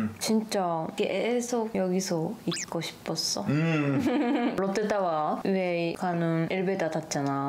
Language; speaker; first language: Korean; non-native, learner; Japanese